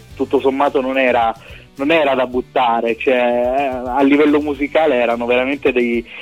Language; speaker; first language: Italian; native; Italian